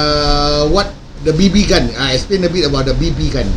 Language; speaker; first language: English; non-native, local second language; Malay